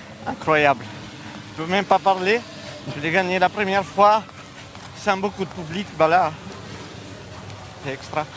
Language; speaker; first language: French; non-native, fluent; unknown